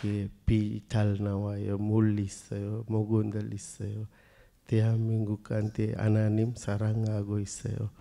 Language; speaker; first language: Korean; non-native, learner; Sinhala